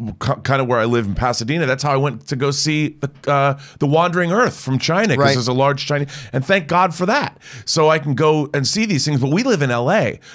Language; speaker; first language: English; native; English